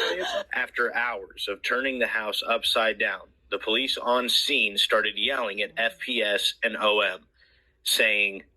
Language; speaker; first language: English; native; English